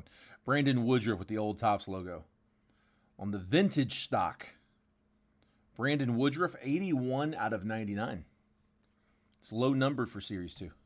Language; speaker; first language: English; native; English